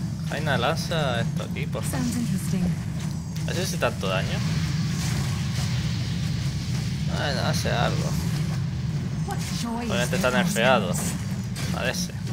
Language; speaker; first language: Spanish; native; Spanish